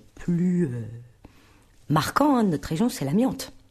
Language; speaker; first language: French; native; French